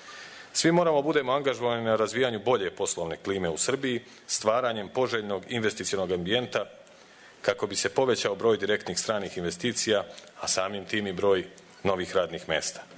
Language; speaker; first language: Serbian; native; Serbian